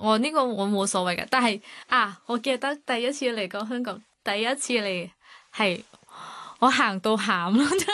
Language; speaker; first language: Cantonese; non-native, fluent; Thai